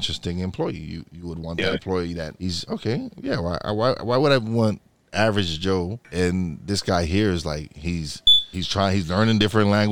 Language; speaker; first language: English; early bilingual, other home language; Spanish